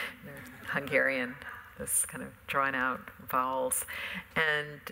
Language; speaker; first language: English; native; English